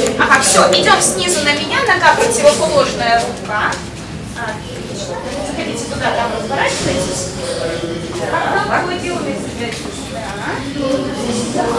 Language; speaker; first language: Russian; native; Russian